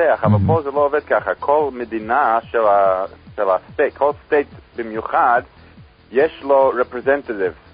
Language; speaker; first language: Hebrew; non-native, fluent; English